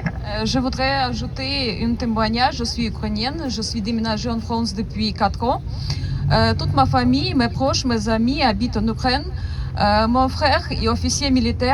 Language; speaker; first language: French; non-native, fluent; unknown